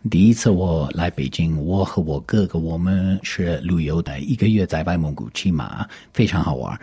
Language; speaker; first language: Chinese; non-native, fluent; English